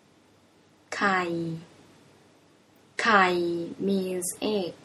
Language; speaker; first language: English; non-native, fluent; Thai